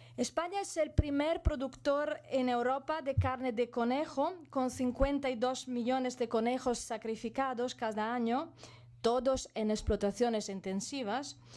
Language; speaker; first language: Spanish; non-native, fluent; Italian